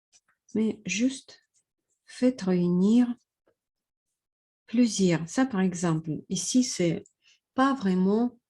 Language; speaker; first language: French; non-native, fluent; Russian